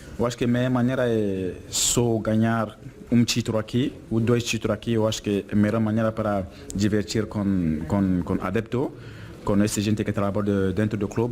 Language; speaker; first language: Portuguese; non-native, fluent; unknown